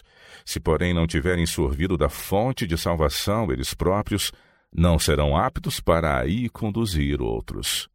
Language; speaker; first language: Portuguese; native; Portuguese